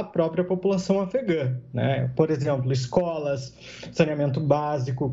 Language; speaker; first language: Portuguese; native; Portuguese